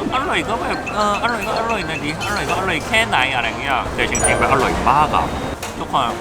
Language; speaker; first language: Thai; non-native, fluent; Korean